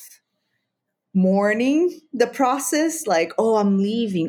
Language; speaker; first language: English; non-native, fluent; Spanish